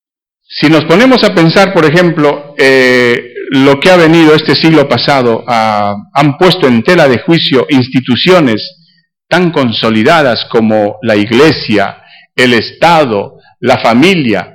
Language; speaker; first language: Spanish; native; Spanish